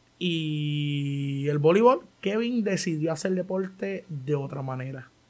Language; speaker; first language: Spanish; native; Spanish